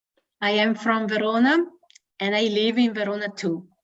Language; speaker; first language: English; non-native, learner; Italian